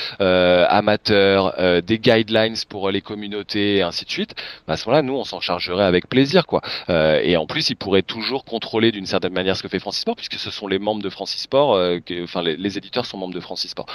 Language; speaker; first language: French; native; French